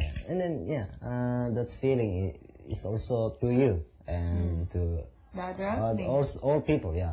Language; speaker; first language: English; non-native, learner; Japanese